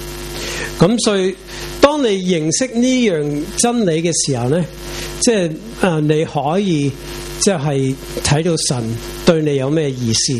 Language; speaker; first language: Chinese; non-native, local second language; Cantonese